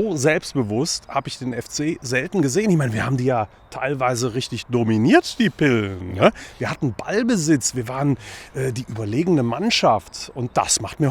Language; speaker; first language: German; native; German